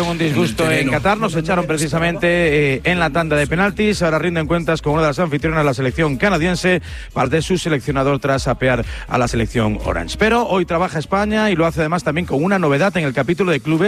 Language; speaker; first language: Spanish; native; Spanish